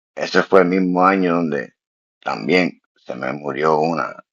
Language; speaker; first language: Spanish; early bilingual, heritage; Spanish